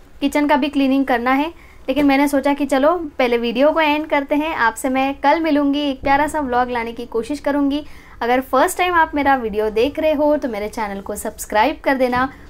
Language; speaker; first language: Hindi; non-native, local second language; Marathi